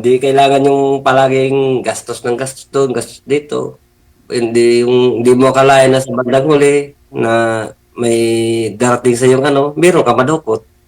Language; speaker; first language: Filipino; non-native, local second language; Cebuano